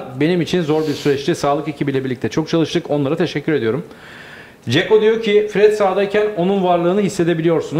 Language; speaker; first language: Turkish; native; Turkish